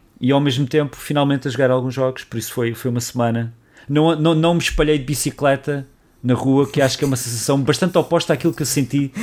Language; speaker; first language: Portuguese; native; Portuguese